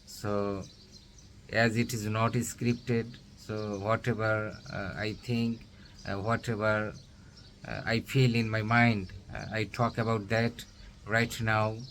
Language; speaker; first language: English; non-native, learner; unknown